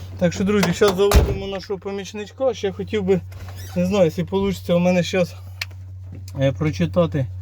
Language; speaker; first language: Ukrainian; native; Ukrainian